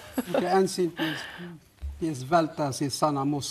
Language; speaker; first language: Finnish; non-native, fluent; Arabic